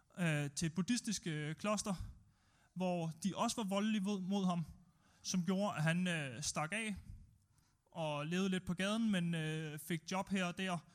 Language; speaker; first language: Danish; native; Danish